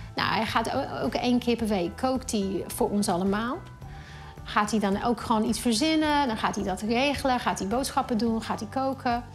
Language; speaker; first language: Dutch; non-native, fluent; English